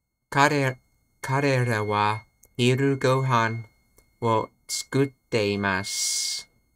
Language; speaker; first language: Japanese; non-native, learner; English